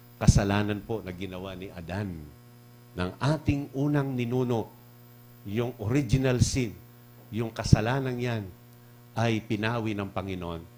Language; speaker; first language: Filipino; non-native, local second language; Cebuano